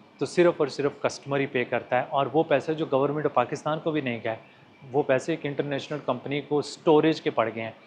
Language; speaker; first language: Urdu; non-native, local second language; Punjabi